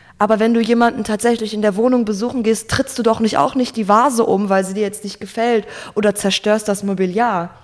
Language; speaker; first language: German; native; German